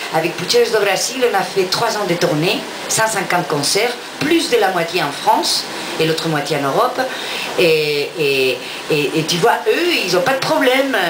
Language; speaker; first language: French; non-native, fluent; Spanish